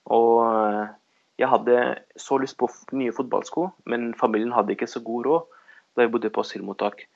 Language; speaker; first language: Norwegian; early bilingual, other home language; Arabic